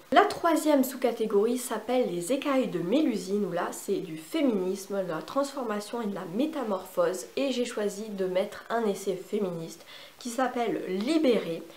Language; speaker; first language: French; native; French